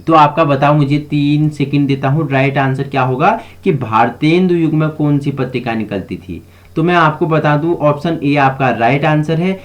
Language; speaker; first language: Hindi; native; Hindi